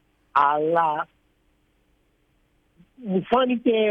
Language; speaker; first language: Greek; early bilingual, heritage; Greek